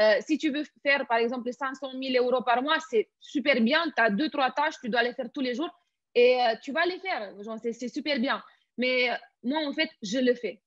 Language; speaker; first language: French; non-native, fluent; Romanian